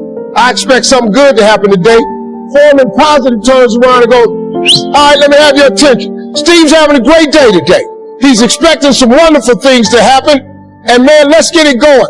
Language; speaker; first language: English; native; English